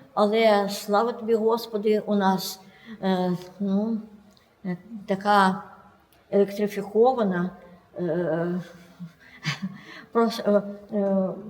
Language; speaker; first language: Ukrainian; non-native, local second language; Russian